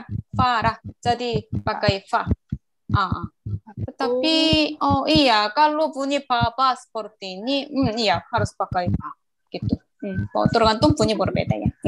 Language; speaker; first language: Indonesian; non-native, learner; Korean